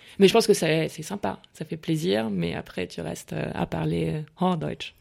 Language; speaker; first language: French; native; French